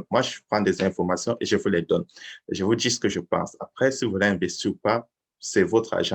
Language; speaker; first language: French; native; French